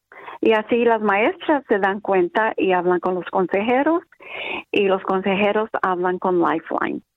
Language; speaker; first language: Spanish; early bilingual, other home language; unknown